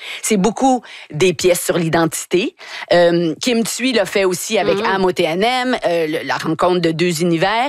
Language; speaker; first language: French; native; French